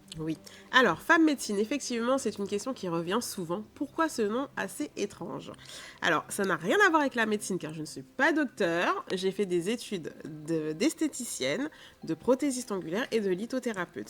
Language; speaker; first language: French; native; French